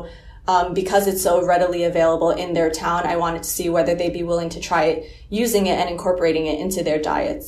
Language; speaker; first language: English; native; English